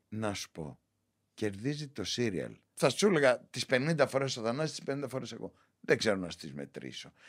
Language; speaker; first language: Greek; native; Greek